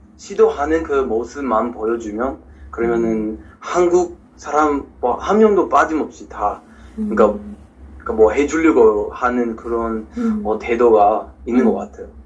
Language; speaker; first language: Korean; non-native, fluent; English